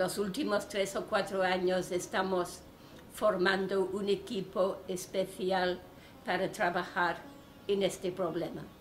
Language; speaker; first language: Spanish; non-native, fluent; English